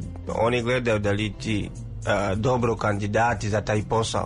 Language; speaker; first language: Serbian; non-native, fluent; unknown